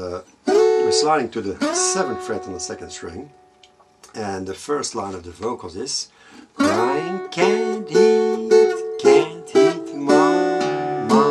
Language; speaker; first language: English; non-native, fluent; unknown